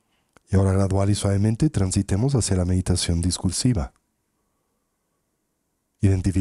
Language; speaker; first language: Spanish; native; Spanish